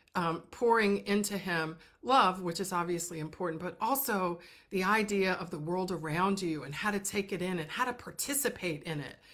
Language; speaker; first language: English; native; English